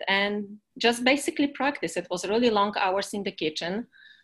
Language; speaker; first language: English; non-native, fluent; Polish